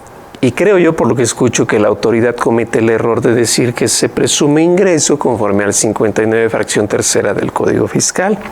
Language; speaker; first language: Spanish; native; Spanish